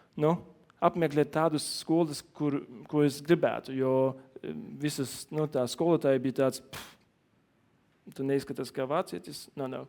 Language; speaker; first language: Latvian; non-native, learner; German